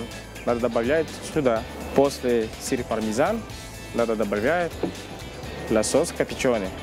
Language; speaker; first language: Russian; non-native, learner; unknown